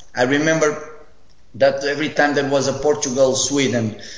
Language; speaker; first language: English; non-native, fluent; Portuguese